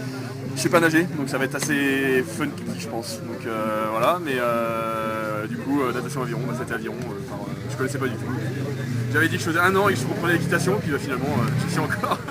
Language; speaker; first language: French; native; French